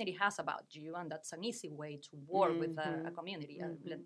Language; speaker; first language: English; non-native, fluent; Spanish